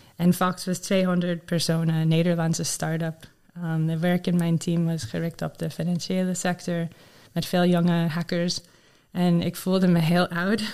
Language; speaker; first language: Dutch; non-native, learner; English